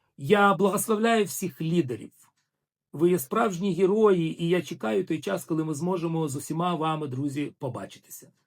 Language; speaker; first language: Ukrainian; non-native, local second language; Russian